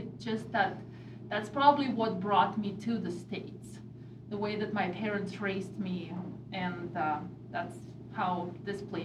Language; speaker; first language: English; non-native, fluent; Russian